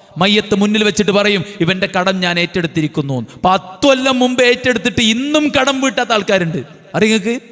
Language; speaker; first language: Malayalam; native; Malayalam